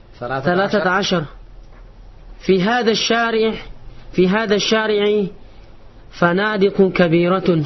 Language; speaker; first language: Arabic; non-native, learner; Indonesian